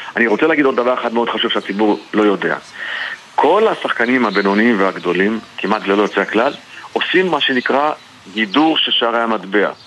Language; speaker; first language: Hebrew; native; Hebrew